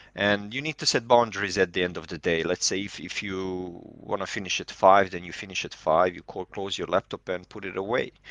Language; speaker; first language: English; non-native, fluent; Hungarian